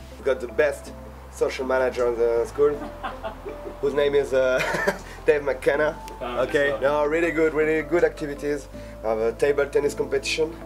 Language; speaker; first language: English; non-native, learner; French